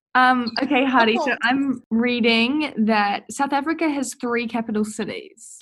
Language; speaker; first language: English; native; English